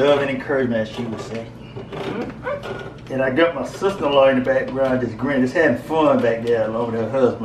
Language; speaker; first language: English; native; English